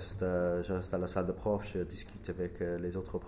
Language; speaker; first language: French; non-native, learner; English